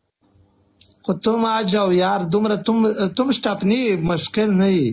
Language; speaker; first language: Hindi; non-native, learner; Pashto